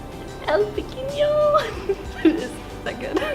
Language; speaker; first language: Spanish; non-native, learner; English